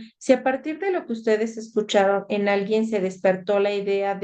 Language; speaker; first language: Spanish; native; Spanish